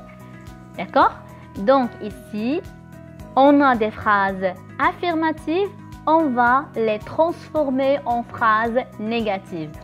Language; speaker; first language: French; non-native, local second language; Arabic